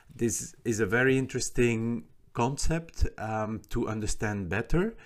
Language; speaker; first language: English; non-native, fluent; Dutch